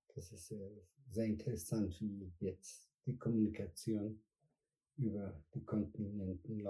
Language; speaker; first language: German; non-native, fluent; Spanish